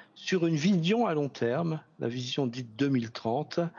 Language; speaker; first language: French; native; French